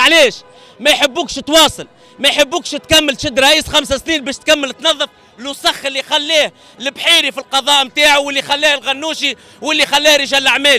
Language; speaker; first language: Arabic; native; Arabic